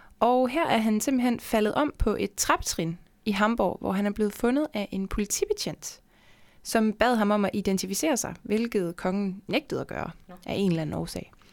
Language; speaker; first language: Danish; native; Danish